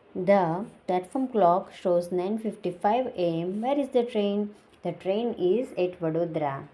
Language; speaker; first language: English; non-native, local second language; Gujarati